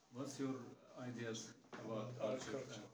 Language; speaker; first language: English; non-native, learner; Turkish